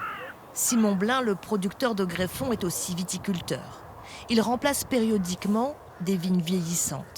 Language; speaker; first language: French; native; French